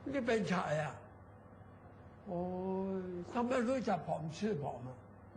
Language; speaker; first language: Thai; non-native, learner; Chinese